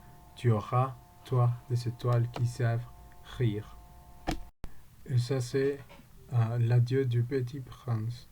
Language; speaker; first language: French; non-native, learner; Spanish